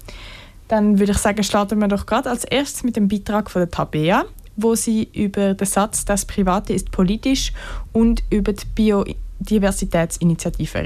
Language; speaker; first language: German; native; German